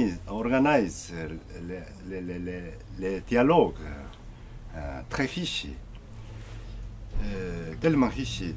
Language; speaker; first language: French; non-native, learner; Korean